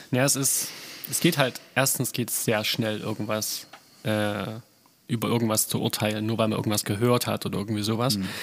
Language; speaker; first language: German; native; German